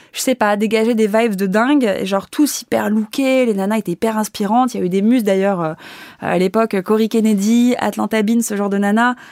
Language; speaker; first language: French; native; French